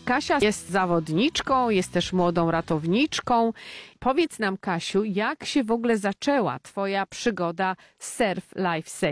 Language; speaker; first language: Polish; native; Polish